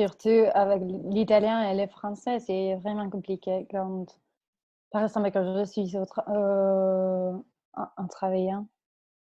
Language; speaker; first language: French; non-native, fluent; Spanish